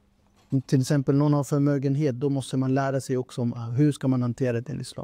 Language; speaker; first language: Swedish; non-native, fluent; Urdu